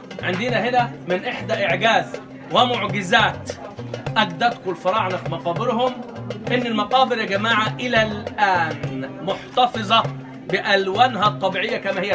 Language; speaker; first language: Arabic; native; Arabic